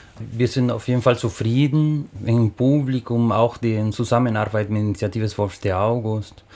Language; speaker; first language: German; non-native, fluent; Spanish